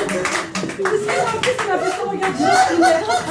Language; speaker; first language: French; native; French